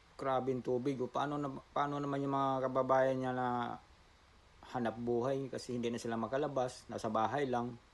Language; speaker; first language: Filipino; non-native, local second language; Cebuano